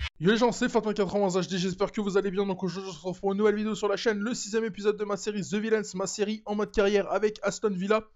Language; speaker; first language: French; native; French